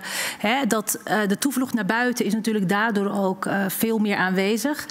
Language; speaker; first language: Dutch; native; Dutch